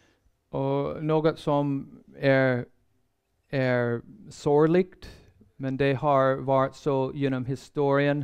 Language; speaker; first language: Swedish; non-native, fluent; English